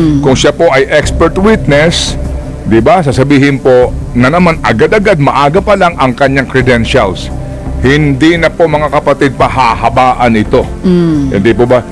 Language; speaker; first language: Filipino; non-native, local second language; Waray